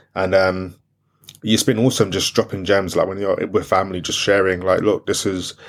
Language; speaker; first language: English; non-native, local second language; French